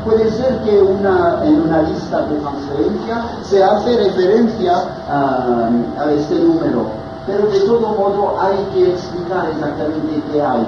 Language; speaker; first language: Spanish; non-native, fluent; French